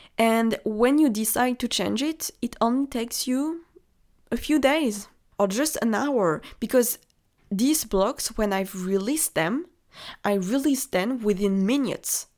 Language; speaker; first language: English; non-native, fluent; French